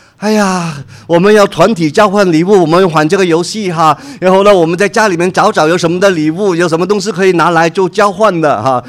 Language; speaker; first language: Chinese; non-native, local second language; Cantonese